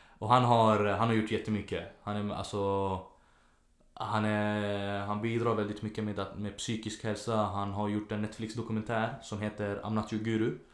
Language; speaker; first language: Swedish; early bilingual, other home language; Arabic